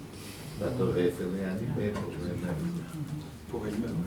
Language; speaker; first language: French; non-native, fluent; Portuguese